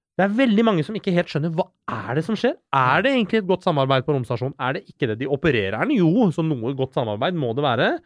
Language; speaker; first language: Norwegian; early bilingual, other home language; Persian